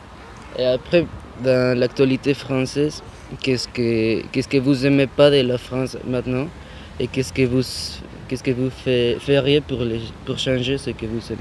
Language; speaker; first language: French; non-native, fluent; Spanish